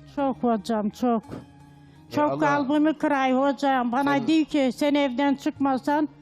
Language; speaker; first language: Turkish; native; Turkish